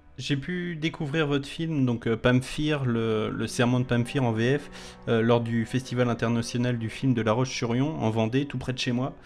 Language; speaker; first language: French; native; French